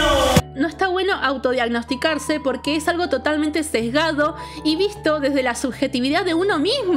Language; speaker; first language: Spanish; native; Spanish